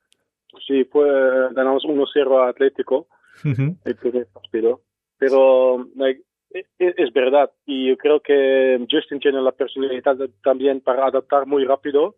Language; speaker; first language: Spanish; non-native, fluent; Dutch